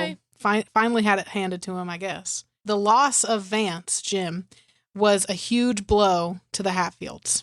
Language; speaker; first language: English; native; English